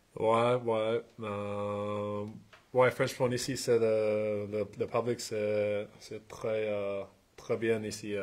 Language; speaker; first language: French; non-native, learner; English